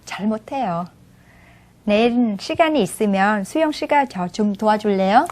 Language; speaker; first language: Korean; non-native, fluent; Vietnamese